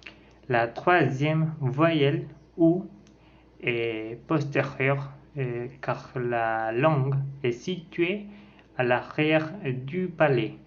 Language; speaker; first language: French; non-native, learner; Spanish